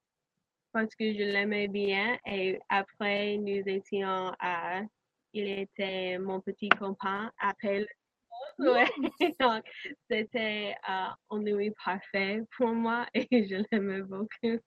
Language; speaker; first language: French; non-native, learner; English